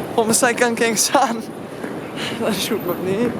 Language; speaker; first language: Thai; non-native, fluent; English